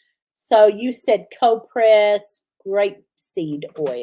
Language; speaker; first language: English; native; English